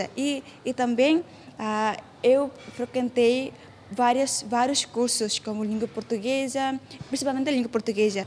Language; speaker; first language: Portuguese; non-native, local second language; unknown